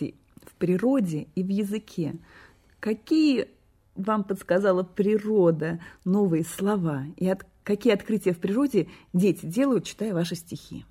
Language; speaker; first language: Russian; native; Russian